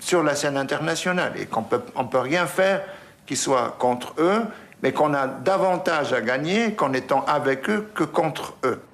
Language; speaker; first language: French; native; French